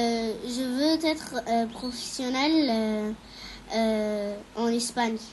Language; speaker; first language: French; non-native, fluent; Arabic